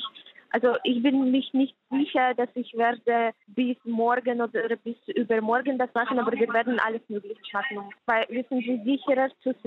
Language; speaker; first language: German; non-native, fluent; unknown